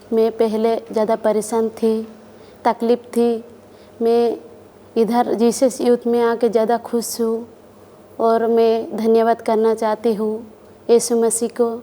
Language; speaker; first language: Hindi; non-native, local second language; Odia